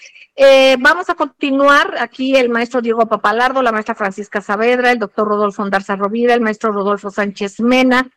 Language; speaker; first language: Spanish; native; Spanish